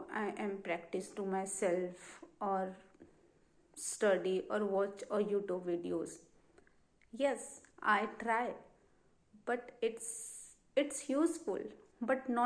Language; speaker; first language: English; non-native, learner; Hindi